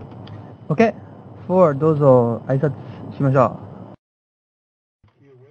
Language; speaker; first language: Japanese; non-native, fluent; English